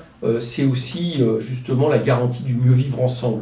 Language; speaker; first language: French; native; French